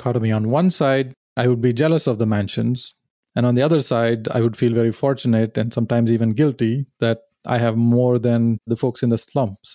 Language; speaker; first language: English; non-native, local second language; Tamil